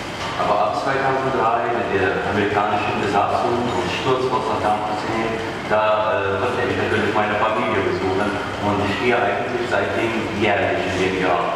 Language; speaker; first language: German; non-native, fluent; Arabic